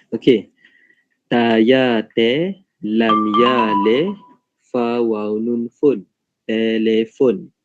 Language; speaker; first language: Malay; native; Malay